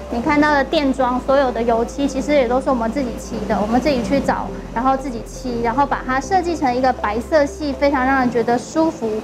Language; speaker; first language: Chinese; native; Chinese